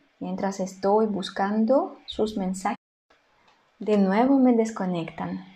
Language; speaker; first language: Spanish; non-native, fluent; Russian